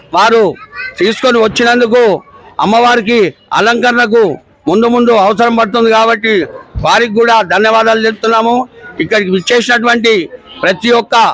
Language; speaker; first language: Telugu; native; Telugu